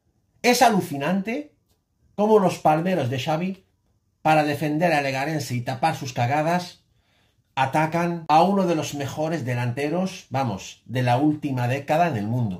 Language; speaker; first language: Spanish; native; Spanish